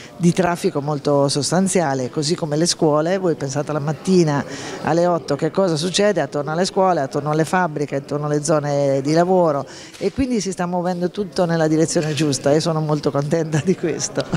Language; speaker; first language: Italian; native; Italian